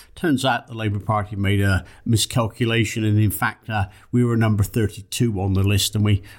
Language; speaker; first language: English; native; English